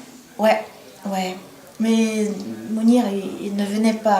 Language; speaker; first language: French; non-native, learner; Bulgarian